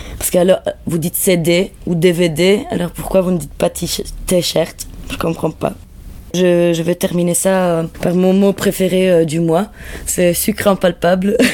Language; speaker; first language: French; non-native, fluent; Italian